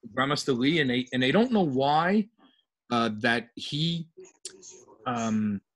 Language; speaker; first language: English; native; English